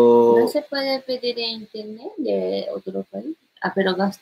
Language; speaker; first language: Spanish; non-native, learner; Japanese